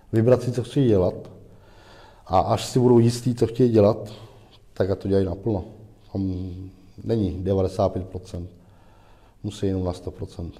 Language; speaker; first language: Czech; native; Czech